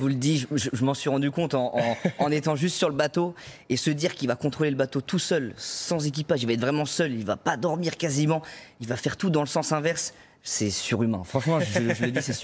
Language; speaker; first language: French; native; French